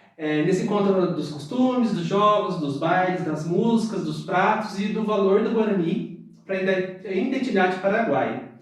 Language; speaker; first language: Portuguese; native; Portuguese